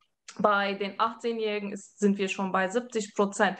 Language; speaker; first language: German; early bilingual, other home language; Turkish